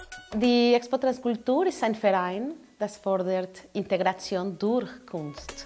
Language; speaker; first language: German; non-native, learner; English